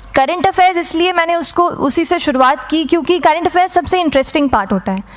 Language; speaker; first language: Hindi; native; Hindi